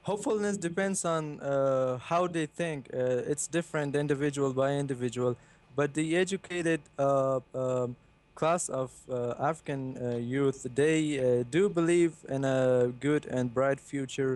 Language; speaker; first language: English; non-native, fluent; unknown